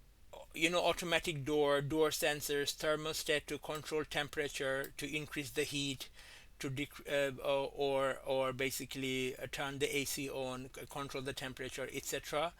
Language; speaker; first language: English; non-native, fluent; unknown